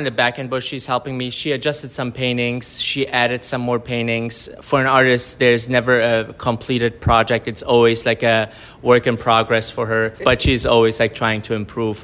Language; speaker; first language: English; non-native, fluent; German